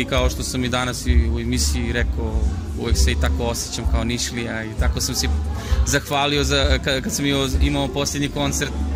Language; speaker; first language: Croatian; non-native, fluent; Macedonian